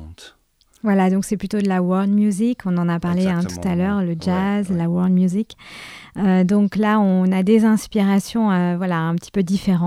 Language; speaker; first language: French; native; French